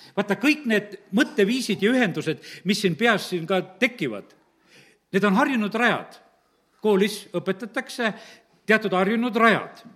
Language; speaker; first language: Estonian; native; Estonian